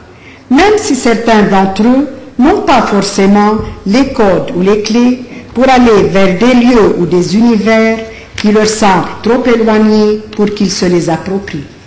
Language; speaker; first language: French; non-native, local second language; Arabic